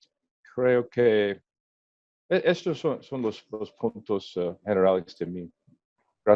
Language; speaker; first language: Spanish; non-native, learner; English